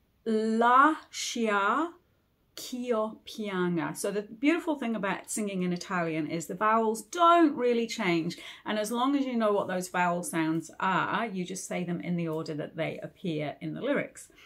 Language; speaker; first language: English; native; English